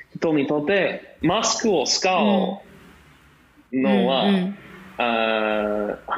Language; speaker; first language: Japanese; non-native, fluent; English